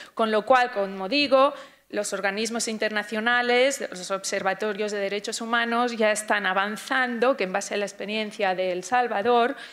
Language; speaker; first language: Spanish; native; Spanish